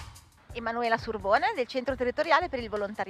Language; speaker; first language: Italian; native; Italian